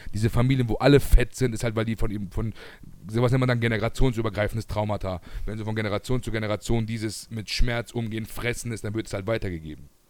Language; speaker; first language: German; early bilingual, other home language; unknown